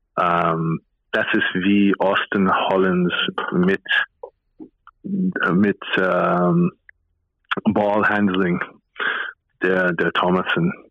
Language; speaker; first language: German; non-native, fluent; English